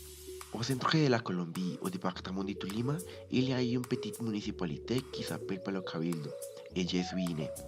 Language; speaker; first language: French; non-native, learner; Spanish